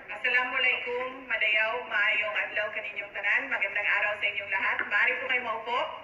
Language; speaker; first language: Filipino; non-native, local second language; Cebuano